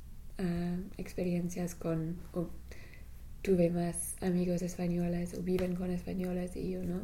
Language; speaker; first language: Spanish; non-native, fluent; English